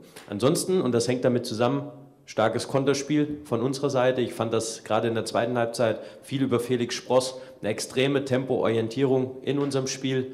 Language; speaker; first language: German; native; German